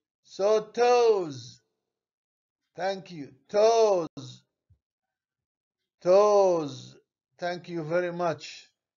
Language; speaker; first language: English; non-native, fluent; Arabic